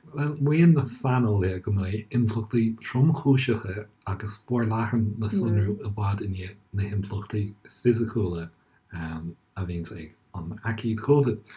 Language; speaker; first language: Irish; native; Irish